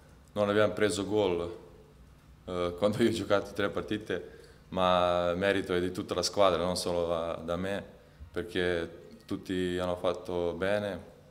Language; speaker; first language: Italian; non-native, fluent; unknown